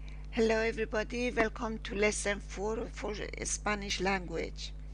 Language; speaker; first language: English; non-native, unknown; Persian